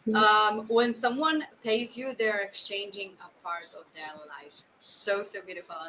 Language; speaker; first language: English; non-native, fluent; Slovenian